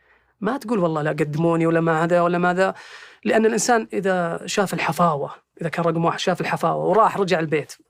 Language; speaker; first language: Arabic; native; Arabic